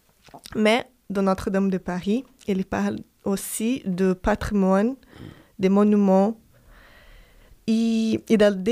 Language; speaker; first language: French; non-native, fluent; Portuguese